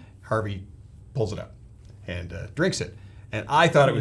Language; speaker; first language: English; native; English